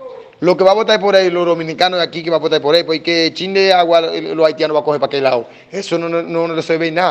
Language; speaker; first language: Spanish; non-native, learner; Haitian Creole